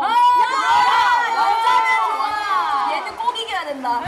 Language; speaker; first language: Korean; native; Korean